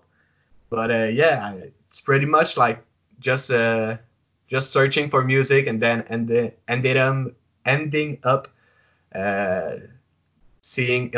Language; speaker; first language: English; non-native, fluent; French